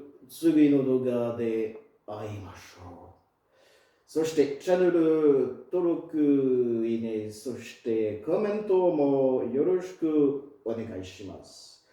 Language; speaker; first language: Japanese; non-native, fluent; French